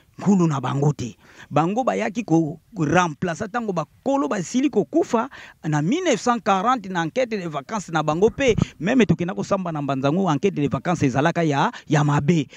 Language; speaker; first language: Lingala; non-native, local second language; Kongo